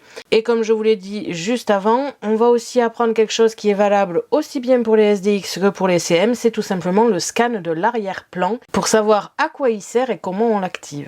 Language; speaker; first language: French; native; French